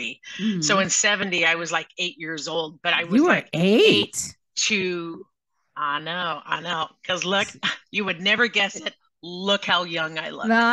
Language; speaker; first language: English; native; English